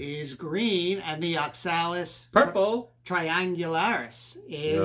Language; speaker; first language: English; native; English